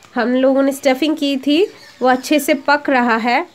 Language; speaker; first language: Hindi; non-native, local second language; Bangla